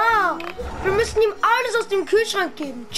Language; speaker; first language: German; native; German